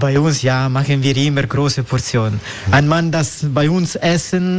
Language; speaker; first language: German; non-native, learner; Italian